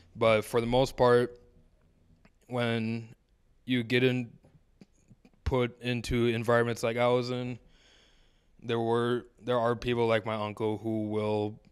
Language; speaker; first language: English; native; English